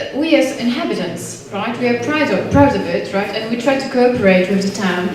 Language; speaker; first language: English; non-native, learner; Polish